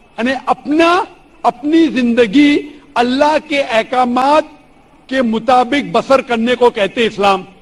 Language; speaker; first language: Urdu; non-native, local second language; Konkani